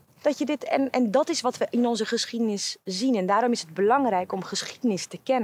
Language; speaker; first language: Dutch; early bilingual, other home language; Bosnian